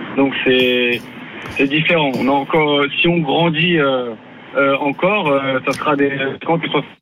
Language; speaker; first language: French; native; French